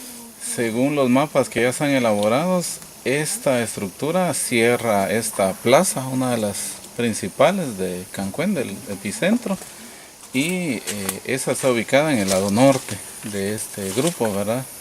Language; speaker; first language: Spanish; native; Spanish